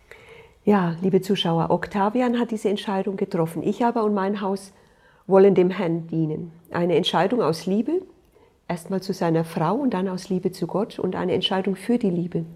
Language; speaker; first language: German; native; German